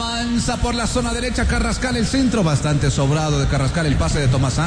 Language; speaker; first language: Spanish; native; Spanish